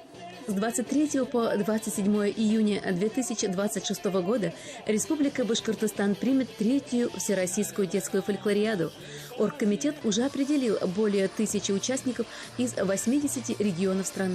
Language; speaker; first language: Russian; native; Russian